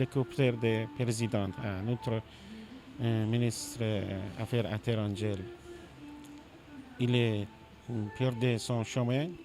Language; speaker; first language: French; non-native, learner; Persian